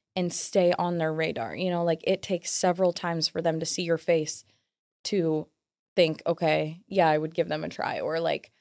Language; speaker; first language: English; native; English